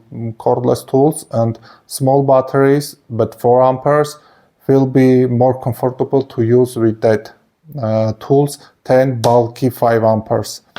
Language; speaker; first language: English; non-native, fluent; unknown